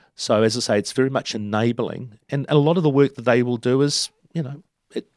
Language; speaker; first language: English; native; English